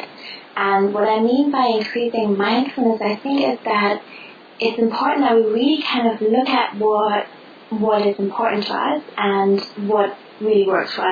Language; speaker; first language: English; non-native, fluent; German